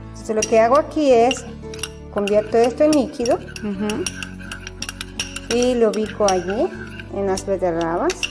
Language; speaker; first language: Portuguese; non-native, learner; Spanish